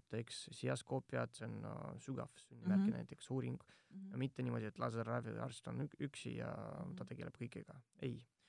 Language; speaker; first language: Estonian; non-native, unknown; Russian